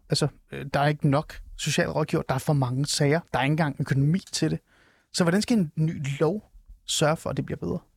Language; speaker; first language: Danish; early bilingual, other home language; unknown